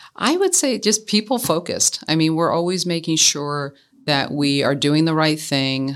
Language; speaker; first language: English; native; English